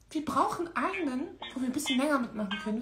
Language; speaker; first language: German; native; German